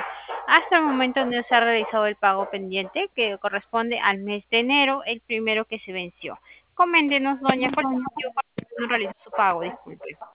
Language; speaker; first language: Spanish; native; Spanish